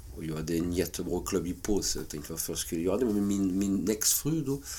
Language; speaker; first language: Swedish; non-native, fluent; French